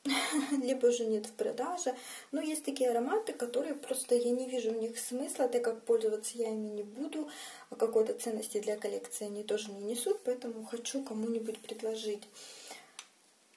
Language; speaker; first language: Russian; native; Russian